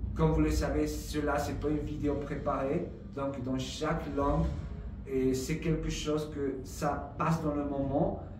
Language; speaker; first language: French; non-native, fluent; Spanish